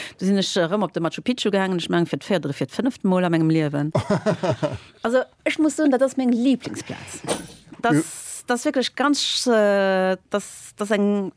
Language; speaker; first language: Luxembourgish; early bilingual, other home language; Spanish